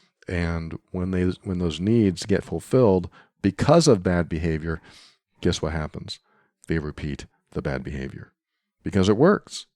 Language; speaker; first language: English; native; English